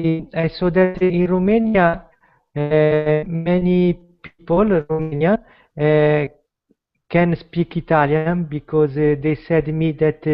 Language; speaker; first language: English; non-native, learner; Italian